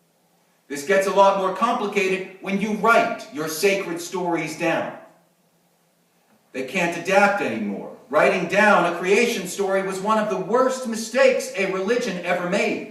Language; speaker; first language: English; native; English